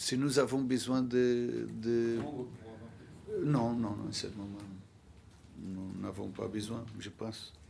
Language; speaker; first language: French; non-native, fluent; Portuguese